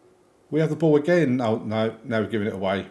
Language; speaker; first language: English; native; English